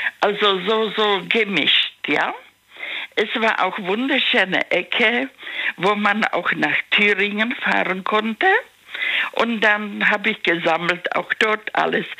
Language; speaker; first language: German; non-native, learner; Czech